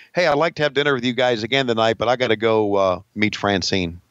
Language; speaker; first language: English; native; English